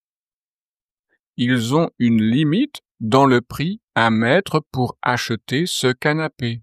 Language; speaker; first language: French; native; French